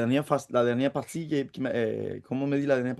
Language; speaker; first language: French; non-native, fluent; Spanish